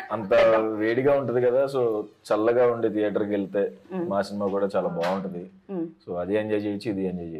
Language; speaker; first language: Telugu; native; Telugu